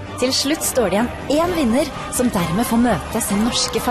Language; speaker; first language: Norwegian; native; Norwegian